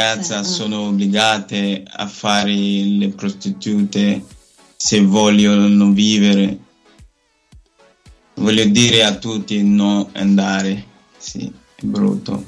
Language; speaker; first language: Italian; non-native, learner; Nigerian Pidgin